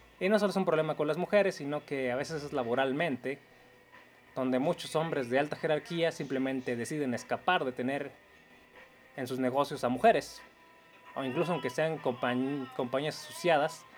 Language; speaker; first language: Spanish; native; Spanish